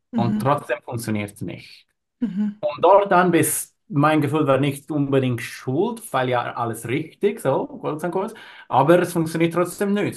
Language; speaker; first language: German; non-native, learner; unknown